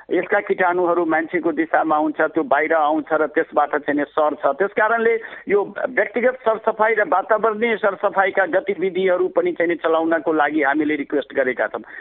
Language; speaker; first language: Nepali; non-native, local second language; Maithili